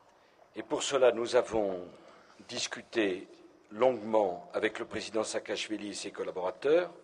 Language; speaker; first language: French; native; French